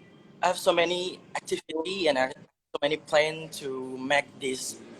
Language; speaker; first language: English; non-native, learner; Indonesian